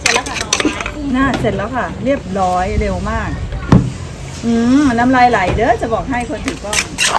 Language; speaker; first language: Thai; native; Thai